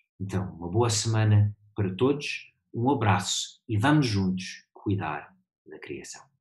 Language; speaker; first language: Portuguese; early bilingual, heritage; Portuguese